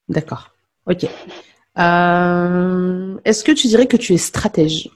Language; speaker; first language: French; native; French